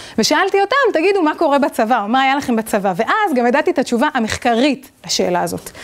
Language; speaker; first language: Hebrew; native; Hebrew